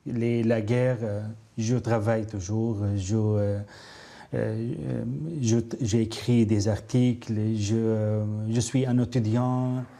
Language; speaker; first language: French; non-native, learner; Arabic